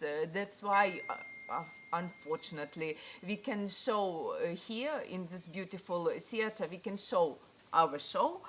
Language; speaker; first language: English; non-native, learner; Ukrainian